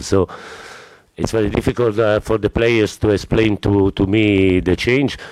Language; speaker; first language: English; non-native, fluent; Italian